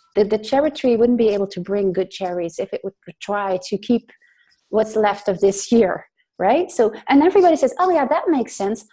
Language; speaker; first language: English; non-native, fluent; Dutch